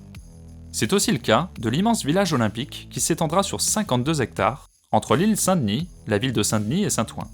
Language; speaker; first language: French; native; French